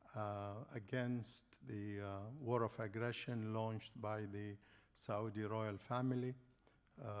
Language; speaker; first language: English; non-native, fluent; Arabic